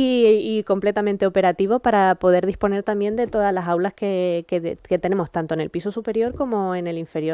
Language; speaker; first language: Spanish; native; Spanish